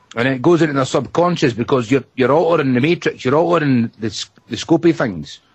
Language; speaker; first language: English; native; English